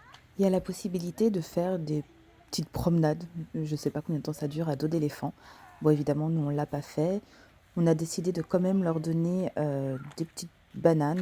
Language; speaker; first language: French; native; French